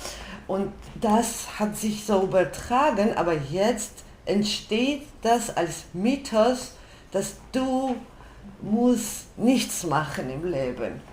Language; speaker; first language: German; non-native, fluent; Georgian